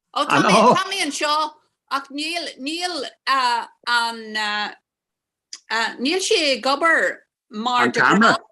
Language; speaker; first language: Irish; non-native, local second language; English